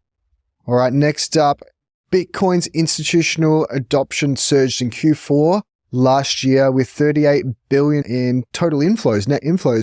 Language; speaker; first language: English; native; English